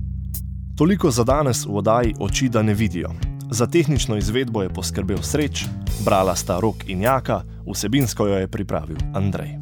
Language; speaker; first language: Slovenian; native; Slovenian